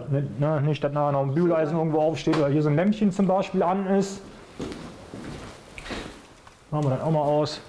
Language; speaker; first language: German; native; German